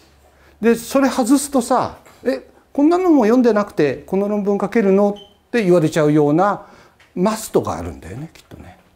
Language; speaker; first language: Japanese; native; Japanese